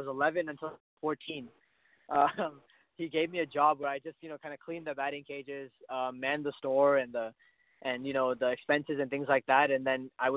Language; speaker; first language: English; native; English